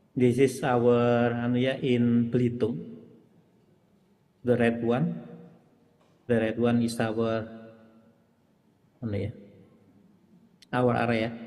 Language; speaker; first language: English; non-native, fluent; Indonesian